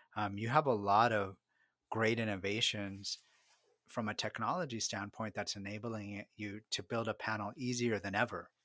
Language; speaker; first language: English; early bilingual, other home language; Spanish